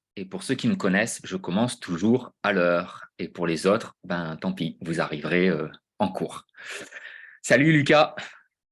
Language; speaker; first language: French; native; French